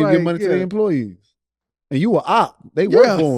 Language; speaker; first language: English; native; English